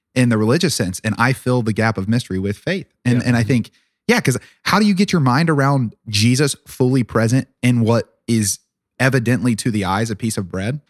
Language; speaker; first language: English; native; English